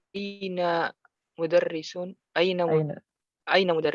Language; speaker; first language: Arabic; non-native, learner; Indonesian